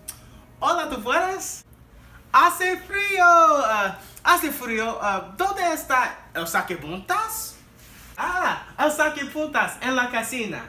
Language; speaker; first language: Spanish; non-native, learner; English